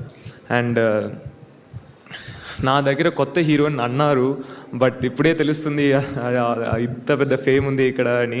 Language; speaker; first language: Telugu; non-native, local second language; Tamil